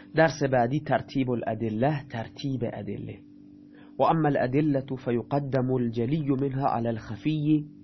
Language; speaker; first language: Persian; non-native, local second language; Baluchi